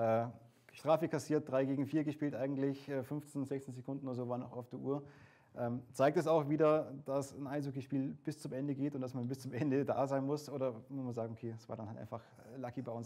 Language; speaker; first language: German; native; German